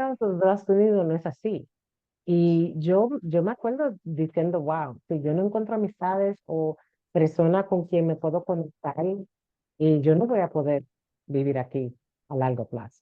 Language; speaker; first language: Spanish; early bilingual, heritage; Spanish